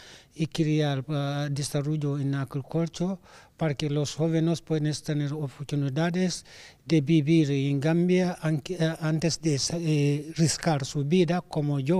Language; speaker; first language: Spanish; non-native, learner; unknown